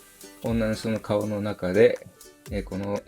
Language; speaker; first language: Japanese; native; Japanese